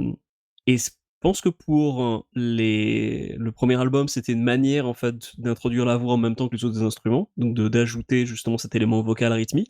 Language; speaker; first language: French; native; French